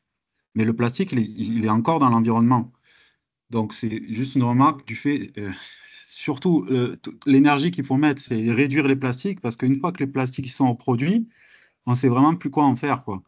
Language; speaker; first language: French; native; French